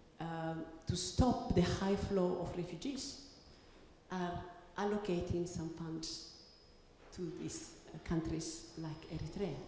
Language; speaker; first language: English; non-native, fluent; Tigrinya